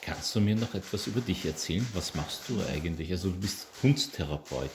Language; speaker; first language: German; native; German